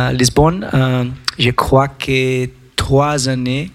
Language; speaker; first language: French; non-native, learner; Portuguese